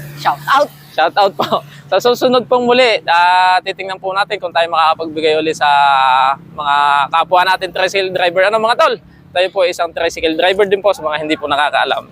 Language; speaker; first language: Filipino; native; Filipino